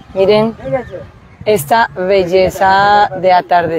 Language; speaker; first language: Spanish; native; Spanish